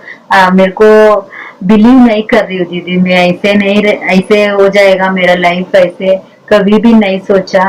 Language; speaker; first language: Hindi; non-native, local second language; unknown